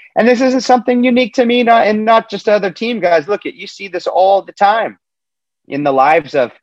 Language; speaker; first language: English; native; English